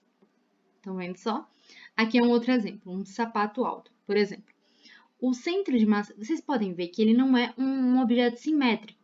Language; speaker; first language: Portuguese; native; Portuguese